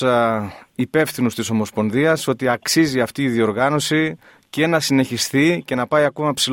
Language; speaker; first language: Greek; native; Greek